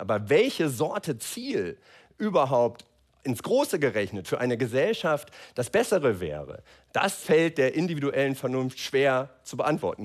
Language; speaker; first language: German; native; German